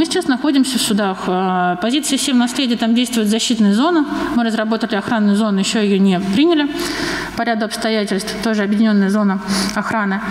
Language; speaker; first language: Russian; native; Russian